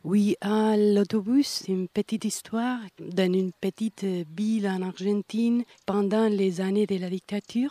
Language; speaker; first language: French; non-native, fluent; Spanish